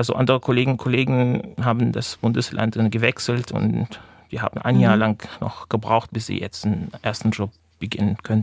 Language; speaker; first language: German; non-native, fluent; Arabic